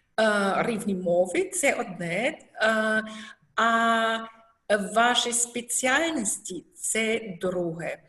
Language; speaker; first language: Ukrainian; non-native, learner; German